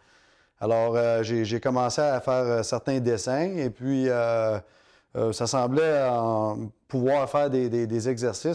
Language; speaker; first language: French; native; French